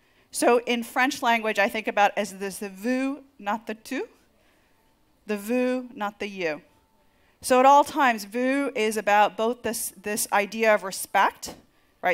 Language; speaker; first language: English; native; English